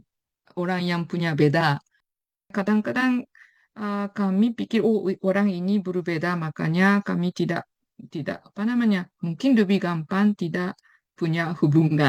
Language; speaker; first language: Indonesian; non-native, fluent; Japanese